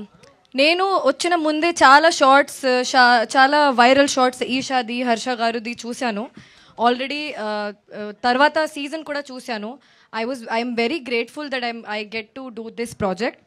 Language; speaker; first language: Telugu; non-native, local second language; Hindi